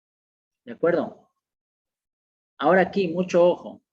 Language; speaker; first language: Spanish; native; Spanish